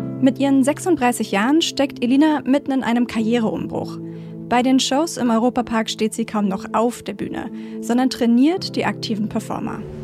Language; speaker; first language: German; native; German